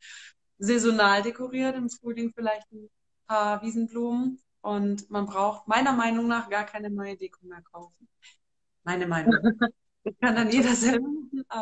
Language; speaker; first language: German; native; German